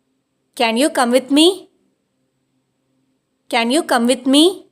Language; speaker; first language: English; non-native, local second language; Tamil